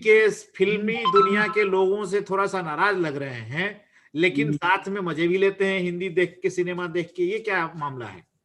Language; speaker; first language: Hindi; native; Hindi